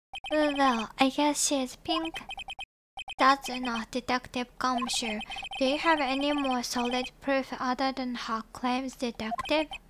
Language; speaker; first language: English; non-native, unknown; Japanese